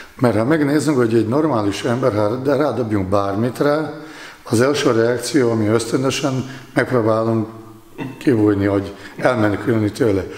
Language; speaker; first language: Hungarian; non-native, fluent; Bosnian